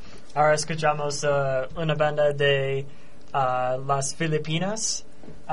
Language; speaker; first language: Spanish; non-native, learner; English